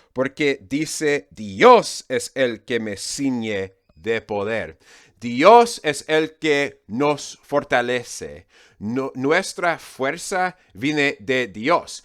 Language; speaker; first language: Spanish; non-native, fluent; English